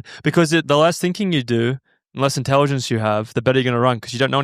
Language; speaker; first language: English; native; English